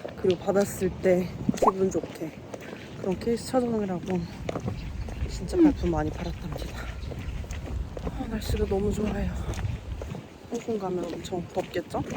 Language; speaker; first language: Korean; native; Korean